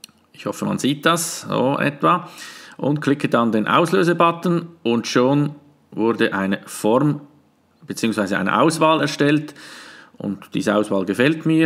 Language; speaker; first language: German; native; German